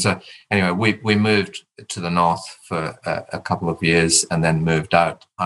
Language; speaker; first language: English; non-native, local second language; Tamil